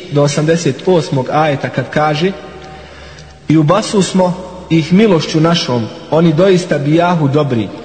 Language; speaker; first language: Bosnian; non-native, fluent; Arabic